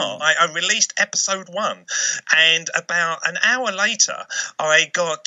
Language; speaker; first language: English; native; English